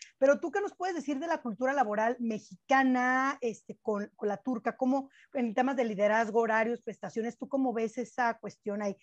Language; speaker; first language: Spanish; native; Spanish